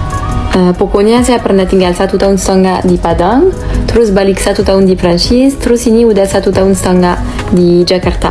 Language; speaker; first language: Indonesian; non-native, fluent; French